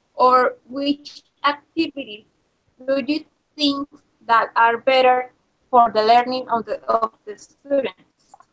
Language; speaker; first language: English; non-native, learner; Spanish